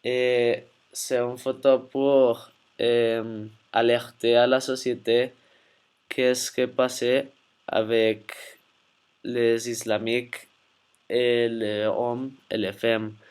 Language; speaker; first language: French; non-native, learner; Spanish